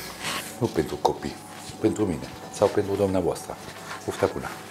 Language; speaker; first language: Romanian; non-native, learner; German